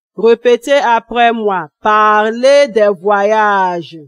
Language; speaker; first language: French; non-native, fluent; Igbo